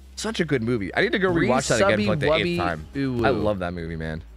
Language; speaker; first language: English; native; English